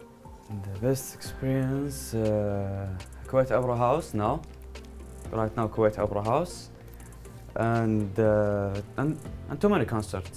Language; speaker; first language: English; non-native, learner; Arabic